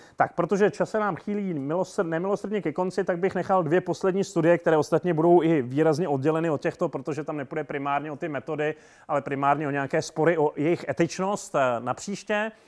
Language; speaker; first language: Czech; native; Czech